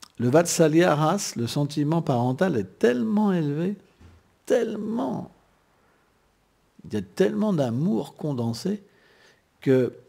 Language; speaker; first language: French; native; French